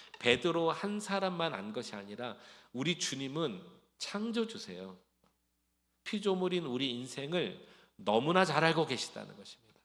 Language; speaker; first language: Korean; native; Korean